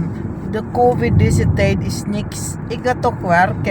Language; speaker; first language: Dutch; non-native, learner; Filipino